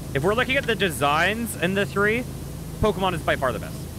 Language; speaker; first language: English; native; English